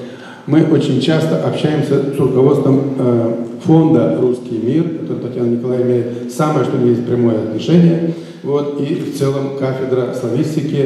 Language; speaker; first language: Russian; native; Russian